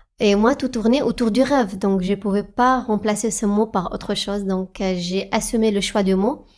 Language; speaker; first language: French; non-native, fluent; Arabic